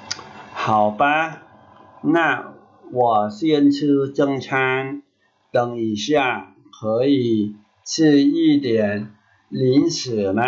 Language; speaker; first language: Chinese; non-native, fluent; Khmer